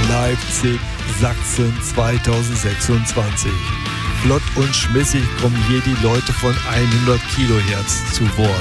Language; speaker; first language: German; native; German